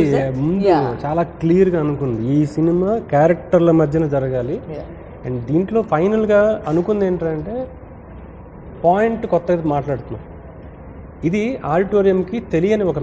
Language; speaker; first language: Telugu; native; Telugu